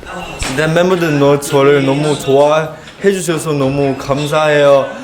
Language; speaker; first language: Korean; non-native, learner; Chinese